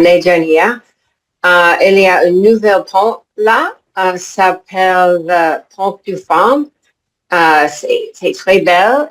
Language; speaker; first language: French; non-native, learner; English